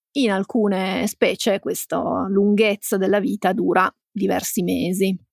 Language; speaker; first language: Italian; native; Italian